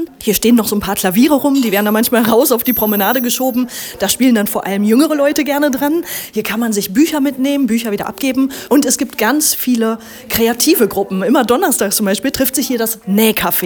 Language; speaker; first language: German; native; German